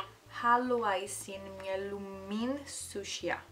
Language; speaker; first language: Finnish; non-native, learner; Italian